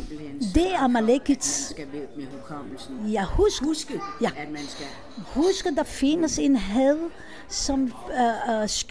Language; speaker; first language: Danish; non-native, fluent; Hebrew